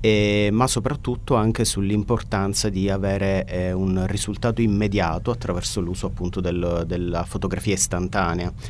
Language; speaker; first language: Italian; native; Italian